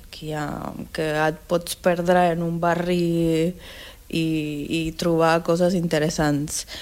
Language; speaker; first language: Catalan; non-native, fluent; Spanish